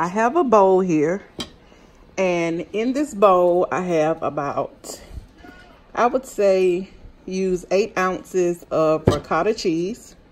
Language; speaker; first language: English; native; English